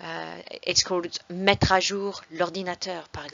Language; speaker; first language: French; non-native, fluent; English